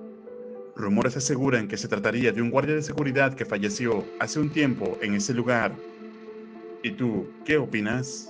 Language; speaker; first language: Spanish; native; Spanish